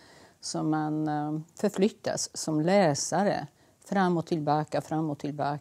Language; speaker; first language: Swedish; non-native, fluent; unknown